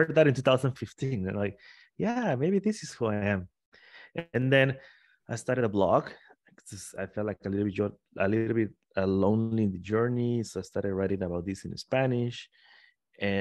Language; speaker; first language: English; non-native, fluent; Spanish